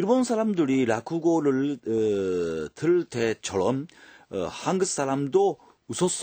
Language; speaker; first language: Korean; non-native, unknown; Japanese